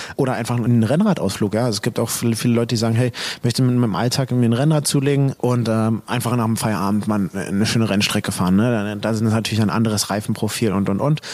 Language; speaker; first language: German; native; German